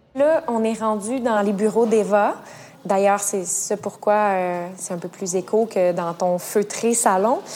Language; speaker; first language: French; native; French